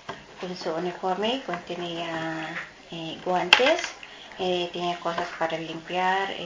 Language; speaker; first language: Spanish; non-native, learner; Filipino